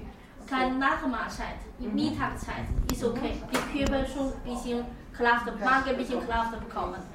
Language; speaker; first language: German; non-native, learner; Chinese